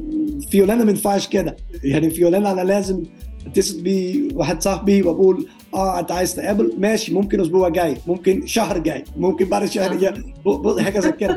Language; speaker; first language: Arabic; non-native, learner; Dutch